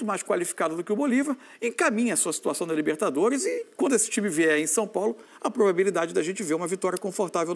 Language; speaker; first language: Portuguese; native; Portuguese